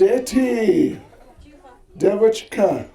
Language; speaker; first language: Russian; non-native, learner; English